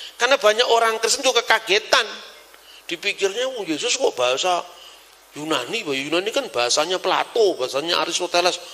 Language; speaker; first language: Indonesian; non-native, local second language; Javanese